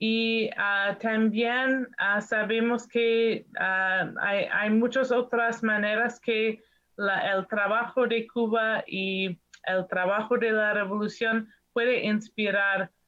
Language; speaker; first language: Spanish; non-native, fluent; English